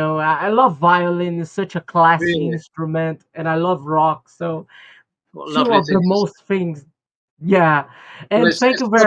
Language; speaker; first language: English; non-native, fluent; Portuguese